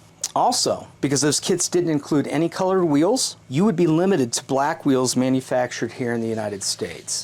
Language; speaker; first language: English; native; English